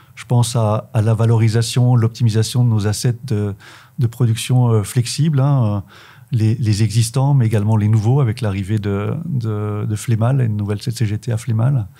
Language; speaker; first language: French; native; French